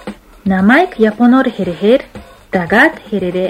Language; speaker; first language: Mongolian; non-native, fluent; Japanese